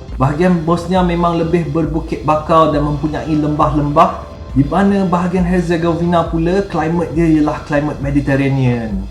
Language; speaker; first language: Malay; native; Malay